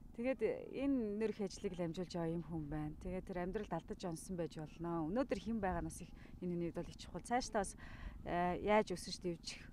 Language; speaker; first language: Mongolian; native; Mongolian